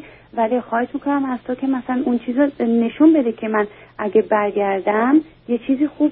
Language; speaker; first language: Persian; early bilingual, heritage; Persian